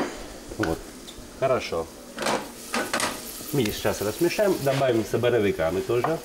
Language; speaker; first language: Russian; non-native, learner; Italian